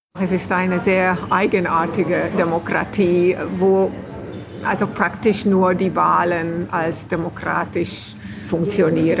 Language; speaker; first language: German; non-native, fluent; Hungarian